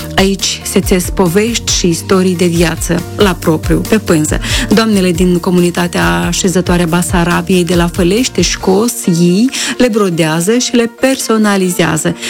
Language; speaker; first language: Romanian; native; Romanian